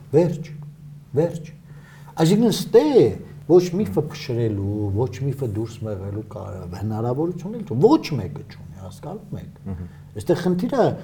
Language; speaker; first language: Armenian; native; Armenian